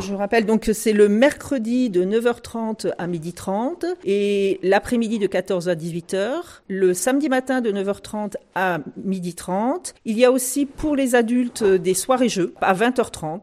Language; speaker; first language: French; native; French